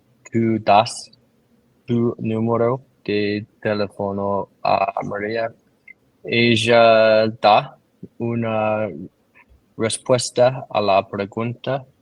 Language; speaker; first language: Spanish; non-native, learner; English